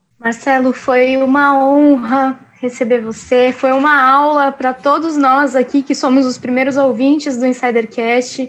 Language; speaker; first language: Portuguese; native; Portuguese